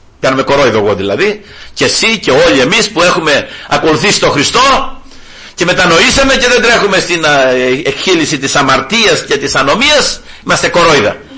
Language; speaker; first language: Greek; native; Greek